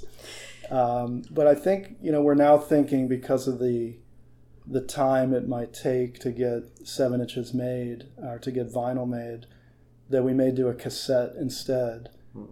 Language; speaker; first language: English; native; English